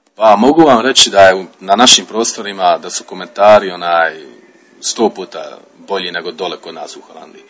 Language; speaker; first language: Croatian; early bilingual, heritage; Croatian